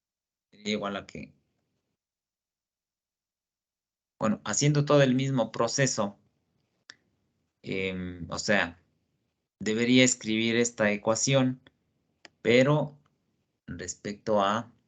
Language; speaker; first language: Spanish; native; Spanish